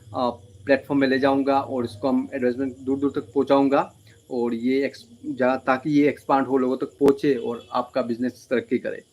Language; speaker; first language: Hindi; non-native, local second language; Bangla